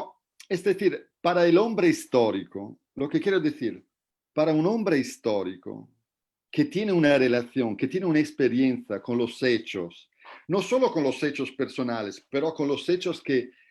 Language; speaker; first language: Spanish; non-native, fluent; Italian